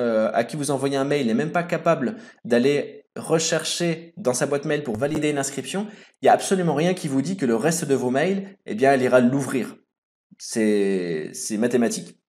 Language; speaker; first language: French; native; French